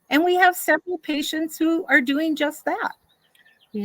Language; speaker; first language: English; native; English